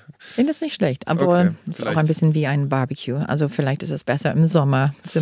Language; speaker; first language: German; non-native, fluent; English